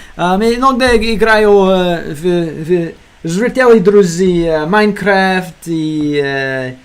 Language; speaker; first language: Russian; non-native, learner; English